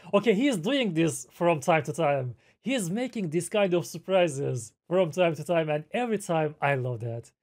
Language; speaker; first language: English; non-native, fluent; Turkish